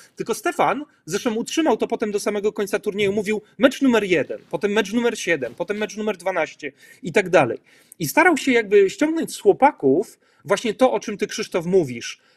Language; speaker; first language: Polish; native; Polish